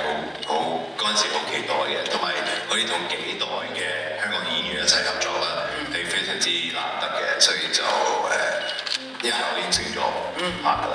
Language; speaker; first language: Cantonese; early bilingual, heritage; Cantonese